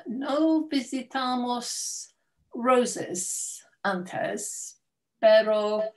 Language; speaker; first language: Spanish; non-native, learner; English